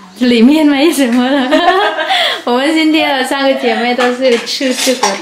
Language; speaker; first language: Chinese; non-native, fluent; Vietnamese